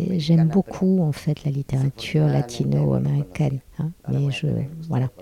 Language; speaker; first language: French; non-native, fluent; Spanish